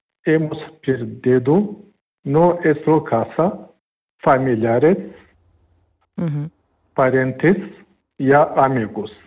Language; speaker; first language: Spanish; non-native, learner; Pashto